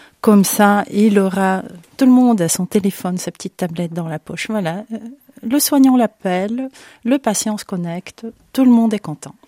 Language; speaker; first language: French; non-native, fluent; Ukrainian